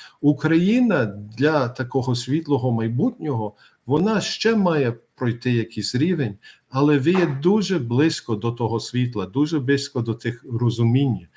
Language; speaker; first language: Ukrainian; early bilingual, heritage; Ukrainian